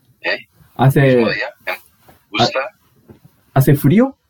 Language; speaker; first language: Spanish; non-native, learner; Japanese